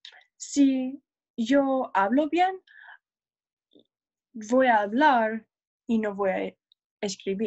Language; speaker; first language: Spanish; non-native, learner; English